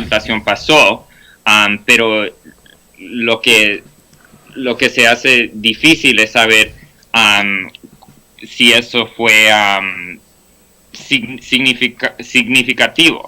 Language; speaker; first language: Spanish; non-native, fluent; English